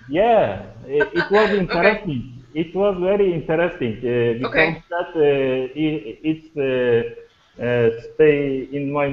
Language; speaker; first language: English; non-native, learner; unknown